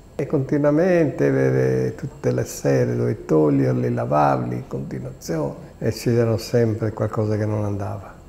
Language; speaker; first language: Italian; native; Italian